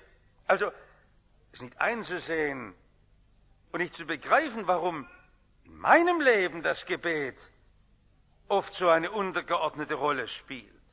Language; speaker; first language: German; native; German